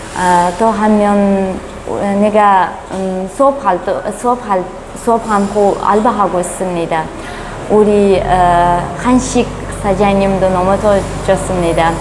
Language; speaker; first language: Korean; non-native, learner; Uzbek